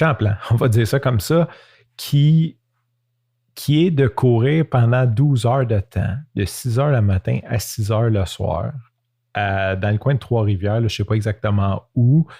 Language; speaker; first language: French; native; French